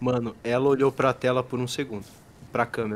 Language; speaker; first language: Portuguese; native; Portuguese